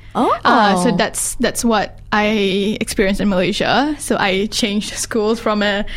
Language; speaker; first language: English; early bilingual, other home language; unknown